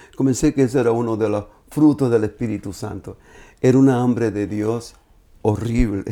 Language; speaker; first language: Spanish; native; Spanish